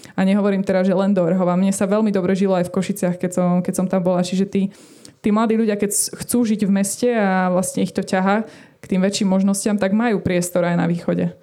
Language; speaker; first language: Slovak; native; Slovak